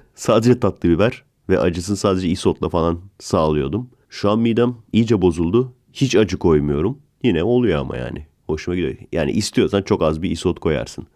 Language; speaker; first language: Turkish; native; Turkish